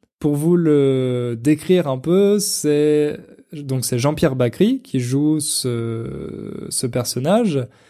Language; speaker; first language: French; native; French